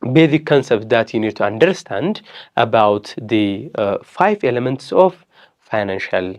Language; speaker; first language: English; non-native, local second language; Amharic